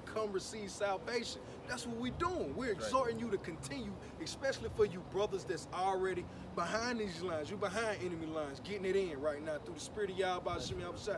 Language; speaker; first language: English; native; English